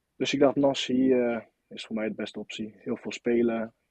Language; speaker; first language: Dutch; non-native, fluent; French